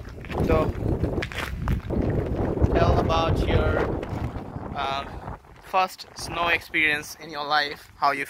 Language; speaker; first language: English; non-native, local second language; Hindi